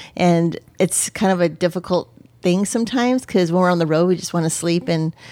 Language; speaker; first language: English; native; English